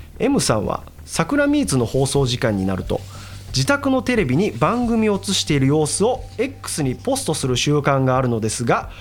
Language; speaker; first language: Japanese; native; Japanese